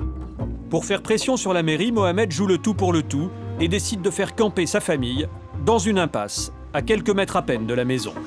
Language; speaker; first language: French; native; French